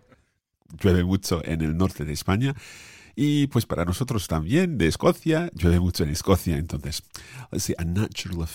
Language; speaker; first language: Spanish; non-native, fluent; English